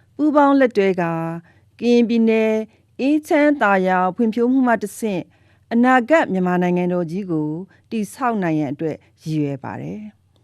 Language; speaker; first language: Burmese; non-native, local second language; S'gaw Karen